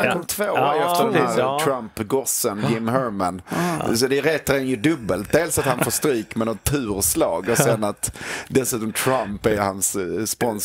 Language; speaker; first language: Swedish; native; Swedish